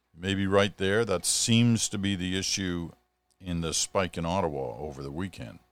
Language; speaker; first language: English; native; English